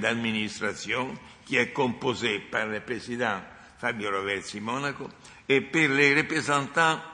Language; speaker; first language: French; non-native, fluent; Italian